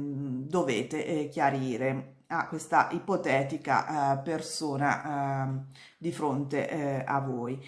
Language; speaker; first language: Italian; native; Italian